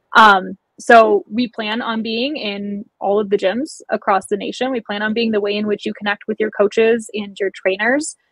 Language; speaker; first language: English; native; English